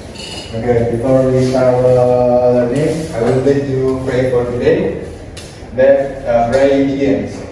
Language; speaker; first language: English; non-native, learner; Indonesian